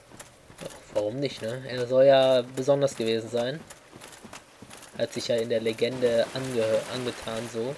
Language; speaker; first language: German; native; German